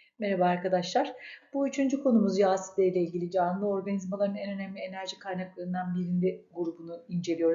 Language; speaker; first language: Turkish; native; Turkish